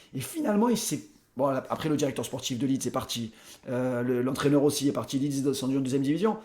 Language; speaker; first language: French; native; French